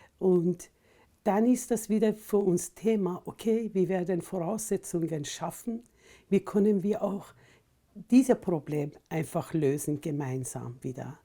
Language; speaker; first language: German; non-native, fluent; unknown